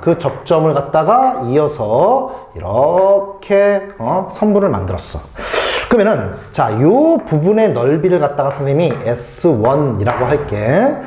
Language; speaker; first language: Korean; native; Korean